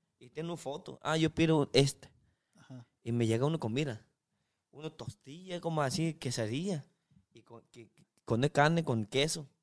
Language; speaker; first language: Spanish; non-native, learner; Chinese